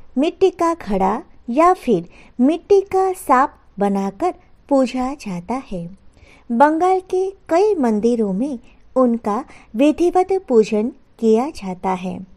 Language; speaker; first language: Hindi; non-native, local second language; Gujarati